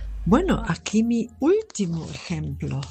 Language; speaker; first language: Spanish; non-native, fluent; German